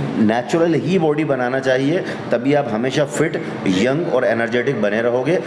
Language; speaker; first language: Hindi; native; Hindi